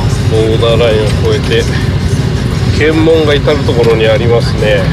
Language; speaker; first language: Japanese; native; Japanese